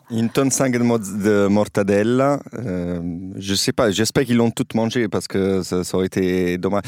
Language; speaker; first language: French; non-native, fluent; Italian